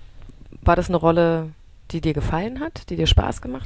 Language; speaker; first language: German; native; German